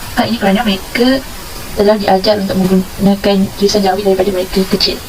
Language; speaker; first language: Malay; native; Malay